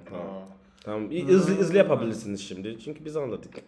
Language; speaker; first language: Turkish; non-native, learner; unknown